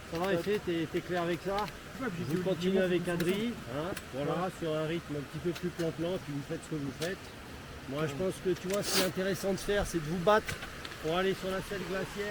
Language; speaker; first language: French; native; French